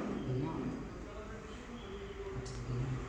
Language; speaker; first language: English; non-native, learner; Russian